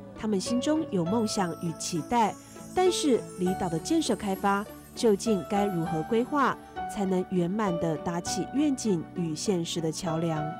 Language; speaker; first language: Chinese; native; Chinese